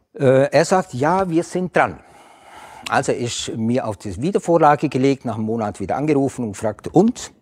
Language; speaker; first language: German; native; German